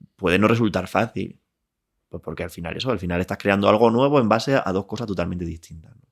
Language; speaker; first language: Spanish; native; Spanish